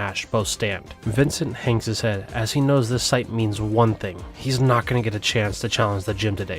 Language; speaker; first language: English; native; English